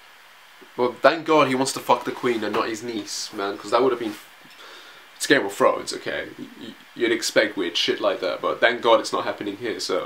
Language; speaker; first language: English; native; English